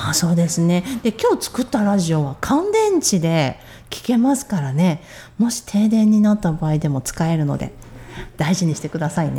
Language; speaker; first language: Japanese; native; Japanese